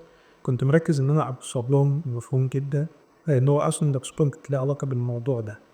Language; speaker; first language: Arabic; native; Arabic